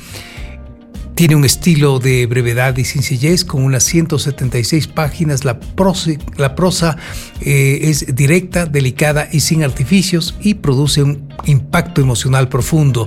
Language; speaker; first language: Spanish; native; Spanish